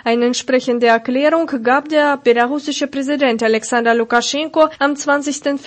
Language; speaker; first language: German; non-native, fluent; Russian